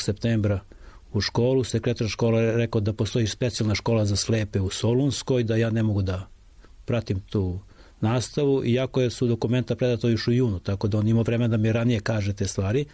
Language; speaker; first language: Serbian; native; Serbian